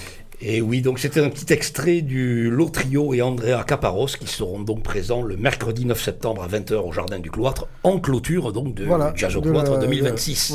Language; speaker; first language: French; native; French